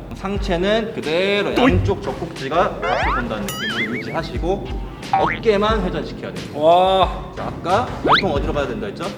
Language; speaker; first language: Korean; native; Korean